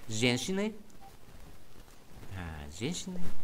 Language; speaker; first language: Russian; non-native, fluent; Vietnamese